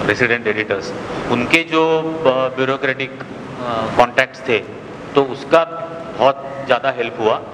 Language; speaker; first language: Hindi; non-native, local second language; Marathi